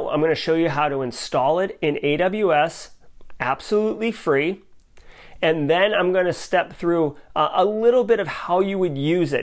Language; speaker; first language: English; native; English